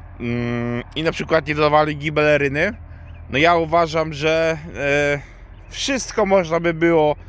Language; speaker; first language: Polish; native; Polish